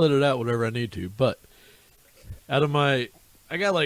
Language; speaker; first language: English; native; English